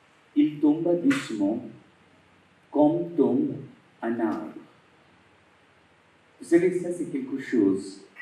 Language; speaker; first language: French; non-native, fluent; Bangla